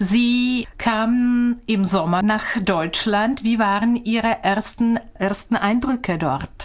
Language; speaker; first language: German; non-native, fluent; Czech